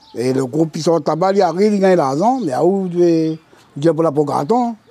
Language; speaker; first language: French; non-native, local second language; Réunion Creole French